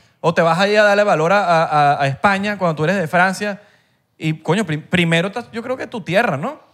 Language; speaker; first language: Spanish; early bilingual, heritage; Spanish